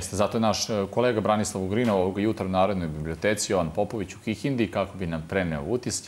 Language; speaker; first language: Serbian; native; Serbian